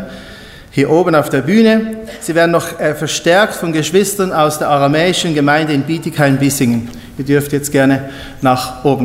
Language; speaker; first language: German; native; German